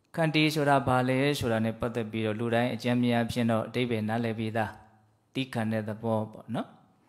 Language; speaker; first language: Burmese; native; Burmese